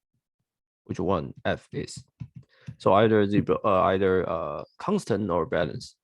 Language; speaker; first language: English; non-native, fluent; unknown